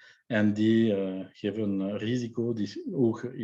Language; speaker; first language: Dutch; non-native, local second language; French